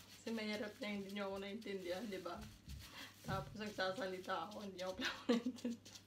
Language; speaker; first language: Filipino; non-native, local second language; Hiligaynon